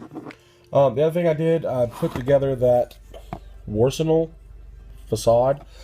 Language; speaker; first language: English; native; English